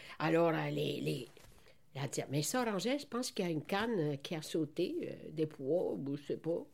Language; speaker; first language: French; non-native, fluent; Italian